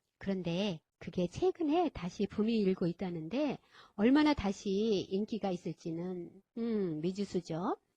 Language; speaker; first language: Korean; native; Korean